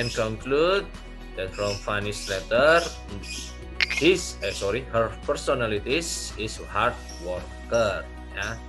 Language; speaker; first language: English; non-native, learner; Indonesian